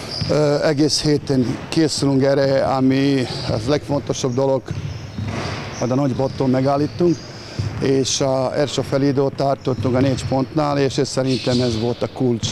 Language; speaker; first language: Hungarian; non-native, fluent; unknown